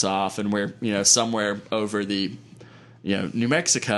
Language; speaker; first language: English; native; English